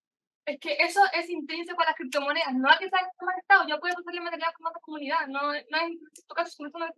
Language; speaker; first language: Spanish; native; Spanish